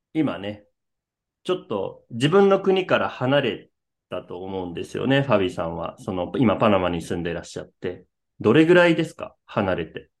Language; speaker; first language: Japanese; native; Japanese